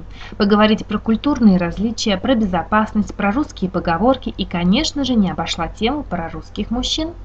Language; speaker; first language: Russian; native; Russian